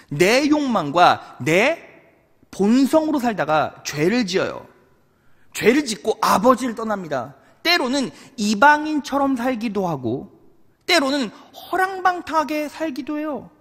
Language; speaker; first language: Korean; native; Korean